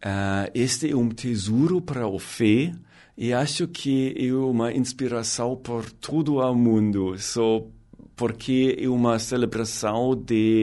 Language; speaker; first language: Portuguese; non-native, learner; German